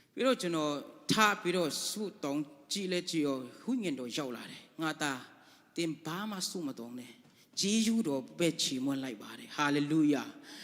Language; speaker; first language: Burmese; non-native, local second language; Tedim Chin